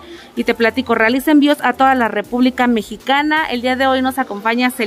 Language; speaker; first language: Spanish; native; Spanish